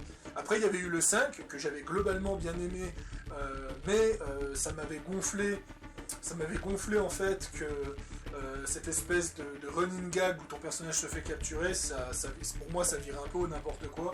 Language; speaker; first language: French; native; French